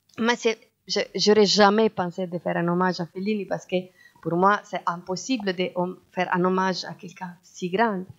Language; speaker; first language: French; non-native, fluent; Italian